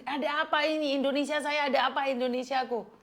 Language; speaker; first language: Indonesian; native; Indonesian